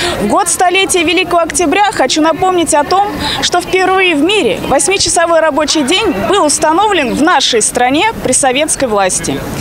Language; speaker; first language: Russian; native; Russian